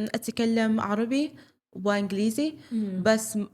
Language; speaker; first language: Arabic; early bilingual, other home language; English